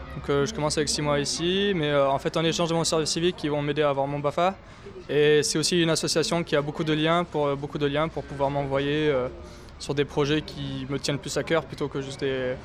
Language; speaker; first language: French; native; French